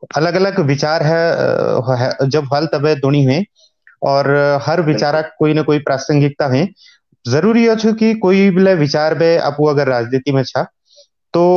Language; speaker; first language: Hindi; non-native, local second language; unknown